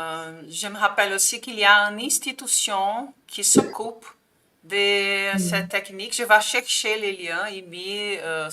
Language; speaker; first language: French; non-native, fluent; Portuguese